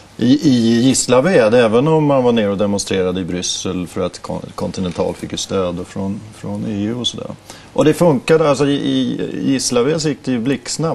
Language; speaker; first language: Swedish; native; Swedish